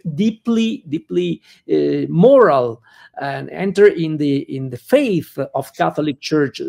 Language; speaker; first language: English; non-native, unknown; Italian